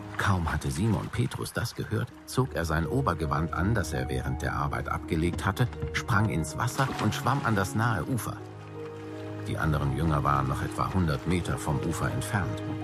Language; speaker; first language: German; native; German